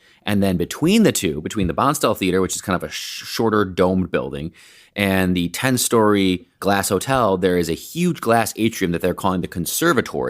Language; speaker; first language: English; native; English